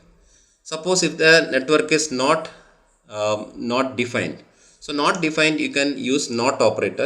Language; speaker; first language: English; non-native, local second language; Tamil